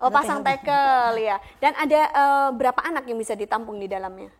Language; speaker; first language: Indonesian; native; Indonesian